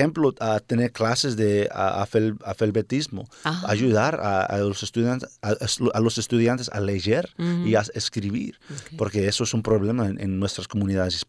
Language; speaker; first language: Spanish; early bilingual, heritage; Spanish